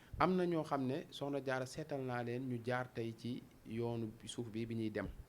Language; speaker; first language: Wolof; non-native, local second language; Fula